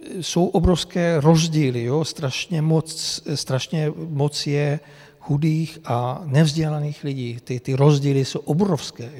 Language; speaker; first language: Czech; non-native, fluent; Hungarian